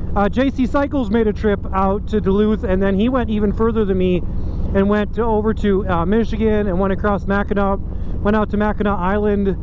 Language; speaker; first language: English; native; English